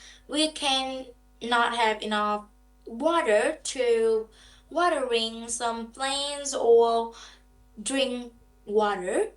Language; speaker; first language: English; non-native, learner; Vietnamese